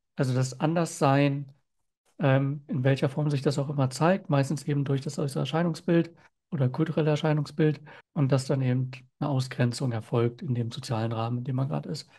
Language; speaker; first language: German; native; German